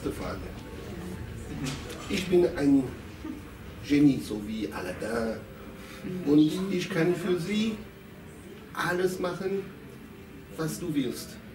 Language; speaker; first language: German; non-native, learner; French